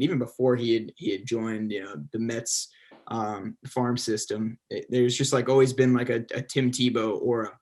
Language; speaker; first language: English; native; English